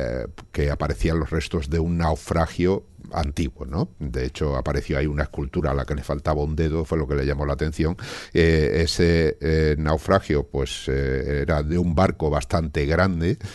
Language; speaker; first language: Spanish; native; Spanish